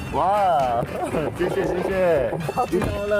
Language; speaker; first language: Chinese; non-native, fluent; Korean